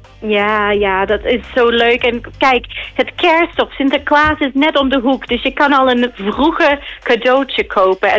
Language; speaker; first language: Dutch; early bilingual, heritage; Dutch